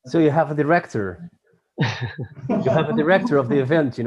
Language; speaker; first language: English; non-native, fluent; Portuguese